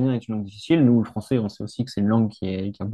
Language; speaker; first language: French; native; French